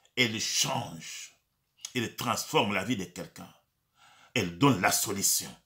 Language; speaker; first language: French; non-native, local second language; Lingala